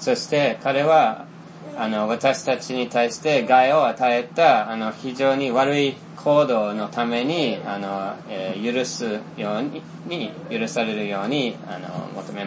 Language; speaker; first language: Japanese; non-native, fluent; Finnish